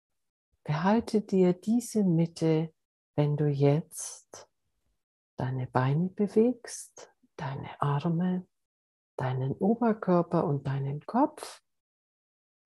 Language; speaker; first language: German; native; German